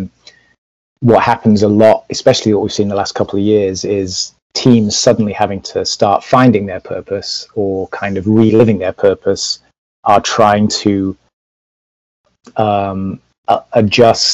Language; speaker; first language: English; native; English